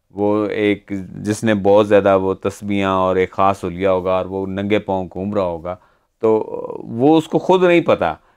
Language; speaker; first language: Urdu; native; Urdu